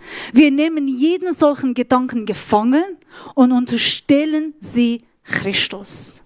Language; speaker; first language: German; non-native, fluent; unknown